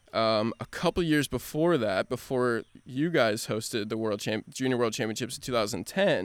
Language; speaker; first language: English; native; English